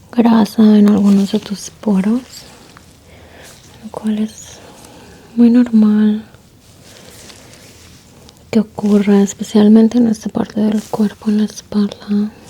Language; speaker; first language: Spanish; early bilingual, heritage; Spanish